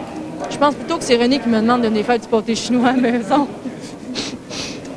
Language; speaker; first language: French; native; French